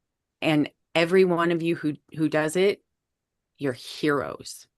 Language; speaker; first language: English; native; English